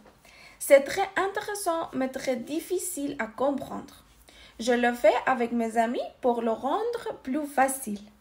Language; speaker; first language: French; non-native, learner; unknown